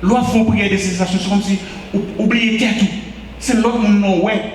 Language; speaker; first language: French; non-native, local second language; Haitian Creole